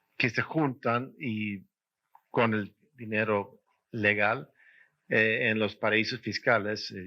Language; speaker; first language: Spanish; non-native, fluent; Swedish